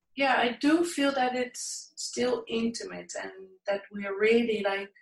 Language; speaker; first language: English; non-native, fluent; Dutch